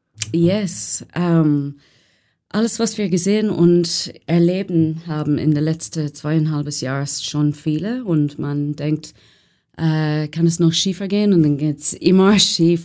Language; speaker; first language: German; non-native, learner; English